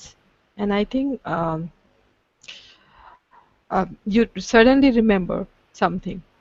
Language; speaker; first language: English; non-native, learner; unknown